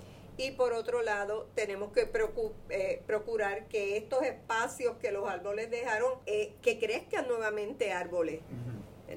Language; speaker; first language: Spanish; native; Spanish